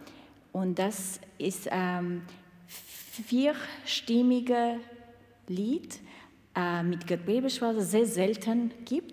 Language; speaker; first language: German; non-native, fluent; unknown